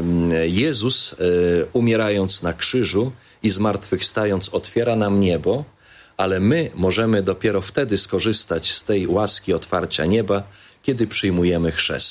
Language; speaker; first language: Polish; native; Polish